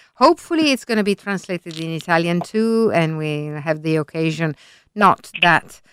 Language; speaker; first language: English; non-native, fluent; Italian